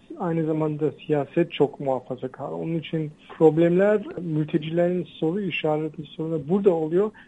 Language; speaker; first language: Turkish; early bilingual, heritage; Turkish